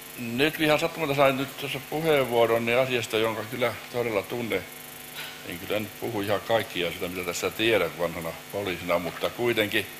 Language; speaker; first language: Finnish; native; Finnish